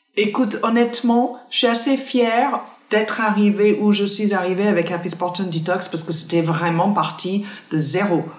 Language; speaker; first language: French; non-native, fluent; English